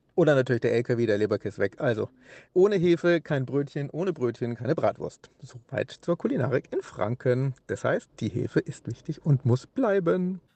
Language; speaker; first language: German; native; German